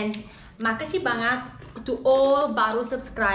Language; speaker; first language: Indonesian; non-native, learner; Serbian